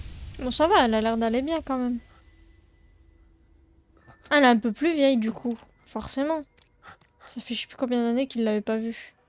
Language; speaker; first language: French; native; French